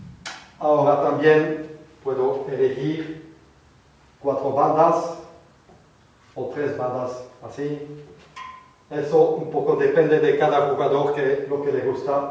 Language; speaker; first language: Spanish; non-native, fluent; French